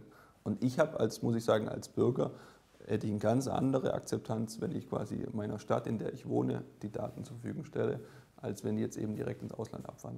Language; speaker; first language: German; native; German